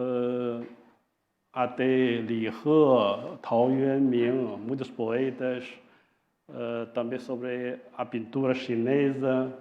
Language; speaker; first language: Portuguese; non-native, fluent; Chinese